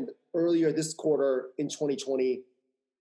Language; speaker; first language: English; native; English